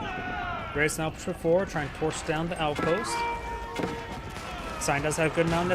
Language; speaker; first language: English; native; English